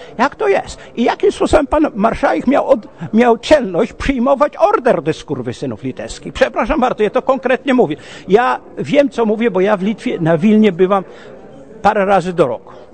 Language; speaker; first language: Polish; early bilingual, heritage; Polish